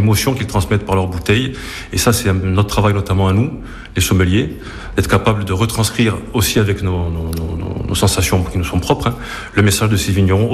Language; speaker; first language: French; native; French